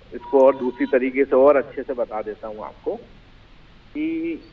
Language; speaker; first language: Hindi; native; Hindi